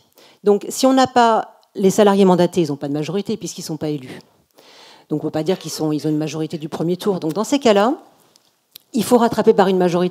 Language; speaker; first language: French; native; French